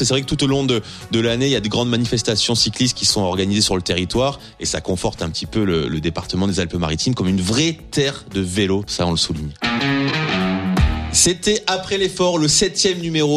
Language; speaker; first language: French; native; French